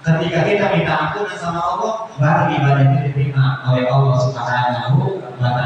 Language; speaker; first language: Indonesian; native; Indonesian